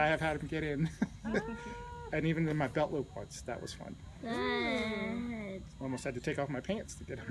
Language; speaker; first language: English; native; English